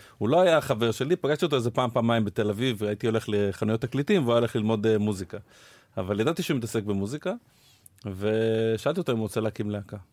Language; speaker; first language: Hebrew; native; Hebrew